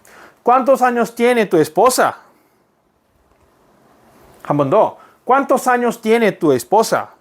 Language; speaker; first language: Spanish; non-native, fluent; Korean